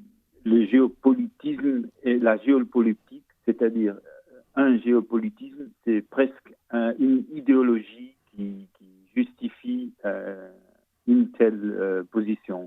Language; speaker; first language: French; non-native, fluent; Portuguese